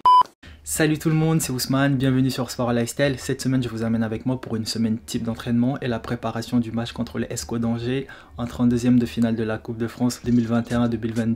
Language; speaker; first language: French; native; French